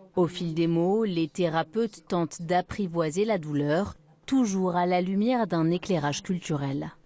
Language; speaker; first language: French; native; French